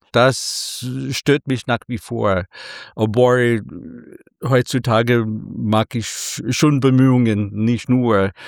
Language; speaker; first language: German; non-native, fluent; English